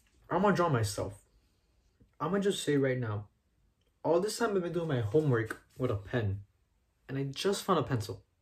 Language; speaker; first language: English; early bilingual, other home language; Spanish